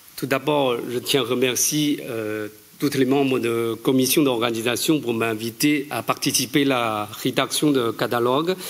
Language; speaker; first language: French; non-native, fluent; Chinese